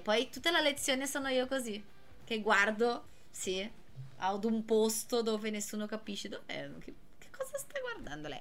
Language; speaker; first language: Italian; non-native, fluent; Portuguese